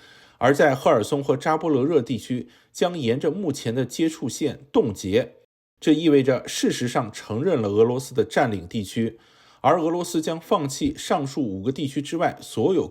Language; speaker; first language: Chinese; native; Chinese